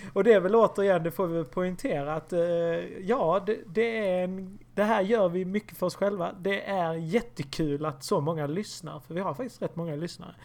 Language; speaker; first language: Swedish; native; Swedish